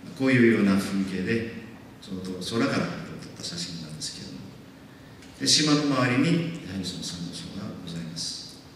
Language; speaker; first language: Japanese; non-native, fluent; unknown